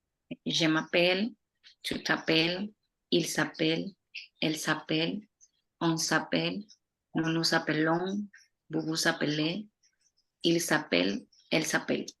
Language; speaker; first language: French; non-native, learner; Spanish